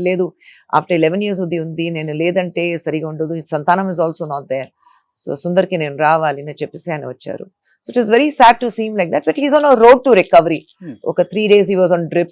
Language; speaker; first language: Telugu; non-native, fluent; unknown